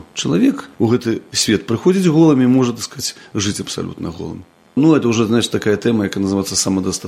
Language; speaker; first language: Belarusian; native; Belarusian